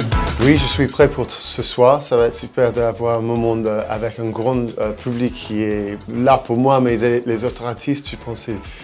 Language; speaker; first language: French; non-native, fluent; English